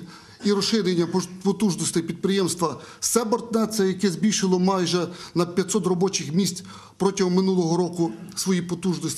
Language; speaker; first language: Ukrainian; native; Ukrainian